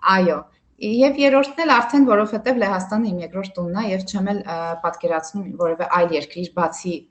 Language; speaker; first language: Armenian; early bilingual, heritage; Armenian